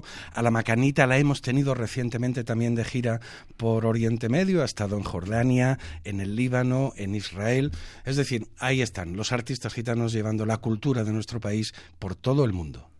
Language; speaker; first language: Spanish; native; Spanish